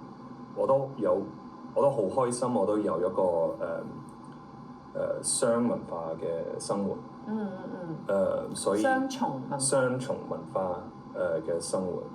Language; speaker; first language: Cantonese; early bilingual, heritage; Cantonese